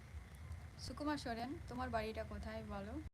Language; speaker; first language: Bangla; non-native, local second language; Santali